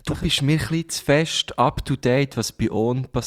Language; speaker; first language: German; native; German